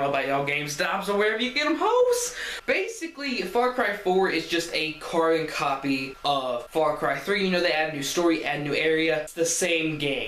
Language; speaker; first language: English; native; English